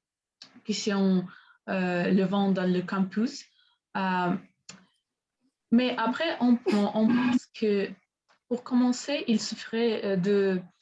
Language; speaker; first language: French; non-native, learner; Spanish